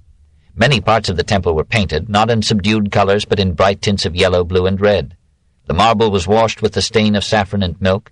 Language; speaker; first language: English; native; English